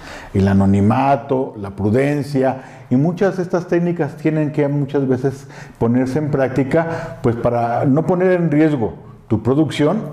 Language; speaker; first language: Spanish; native; Spanish